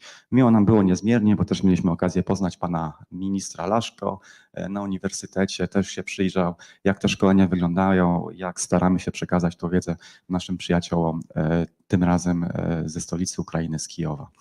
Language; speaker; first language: Polish; native; Polish